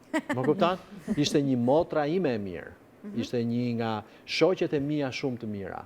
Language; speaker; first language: Albanian; native; Albanian